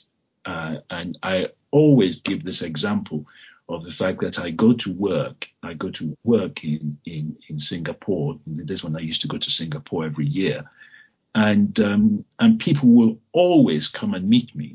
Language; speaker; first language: English; non-native, local second language; Yoruba